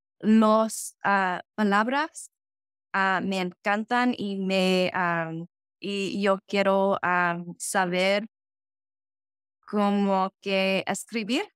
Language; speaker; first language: Spanish; non-native, learner; English